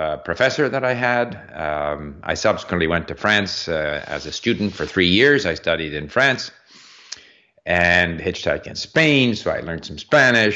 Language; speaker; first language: English; native; English